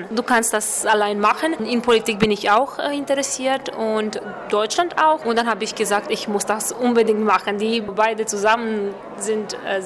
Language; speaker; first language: German; non-native, fluent; Romanian